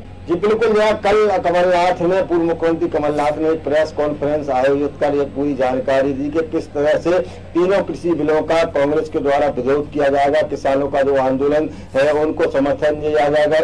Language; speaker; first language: Hindi; native; Hindi